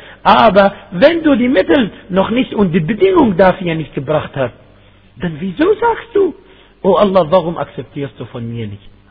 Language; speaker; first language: German; non-native, fluent; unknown